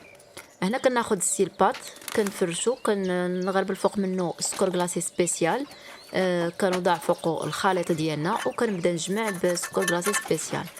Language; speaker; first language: Arabic; native; Arabic